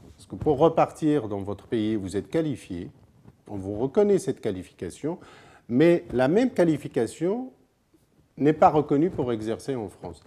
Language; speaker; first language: French; non-native, local second language; Arabic